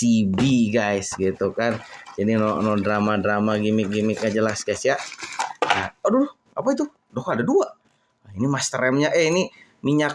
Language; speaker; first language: Indonesian; native; Indonesian